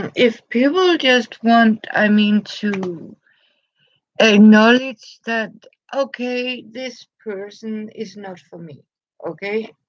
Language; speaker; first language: English; non-native, fluent; Danish